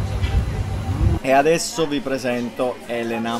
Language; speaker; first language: Italian; native; Italian